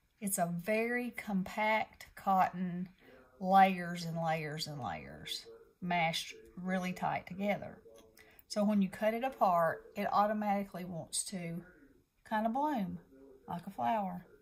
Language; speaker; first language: English; native; English